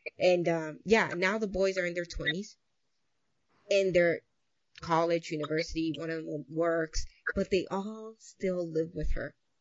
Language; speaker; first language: English; early bilingual, other home language; Spanish